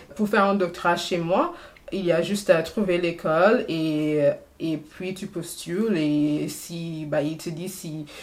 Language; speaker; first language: French; non-native, fluent; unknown